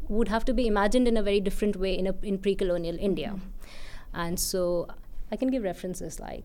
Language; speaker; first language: English; non-native, local second language; Hindi